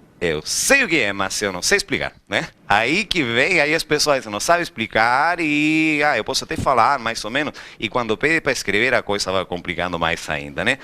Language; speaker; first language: Portuguese; non-native, fluent; Spanish